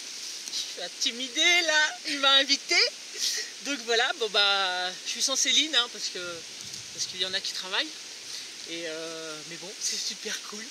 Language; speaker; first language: French; native; French